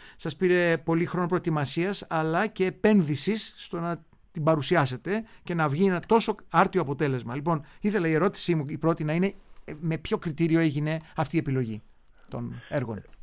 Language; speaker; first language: Greek; native; Greek